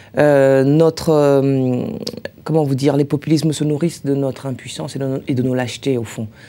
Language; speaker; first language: French; native; French